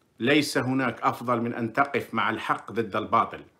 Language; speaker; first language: Arabic; native; Arabic